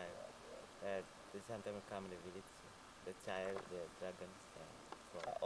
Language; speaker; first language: English; non-native, learner; Indonesian